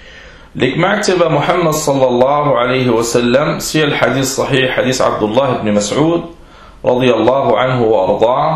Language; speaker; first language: Danish; early bilingual, other home language; Arabic